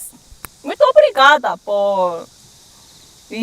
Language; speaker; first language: Portuguese; non-native, fluent; Korean